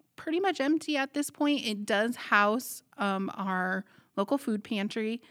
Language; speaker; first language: English; native; English